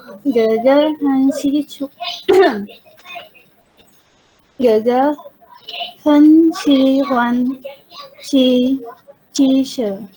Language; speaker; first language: Chinese; non-native, learner; Malay